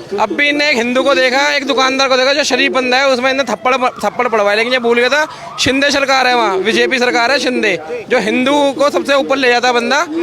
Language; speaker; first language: Hindi; native; Hindi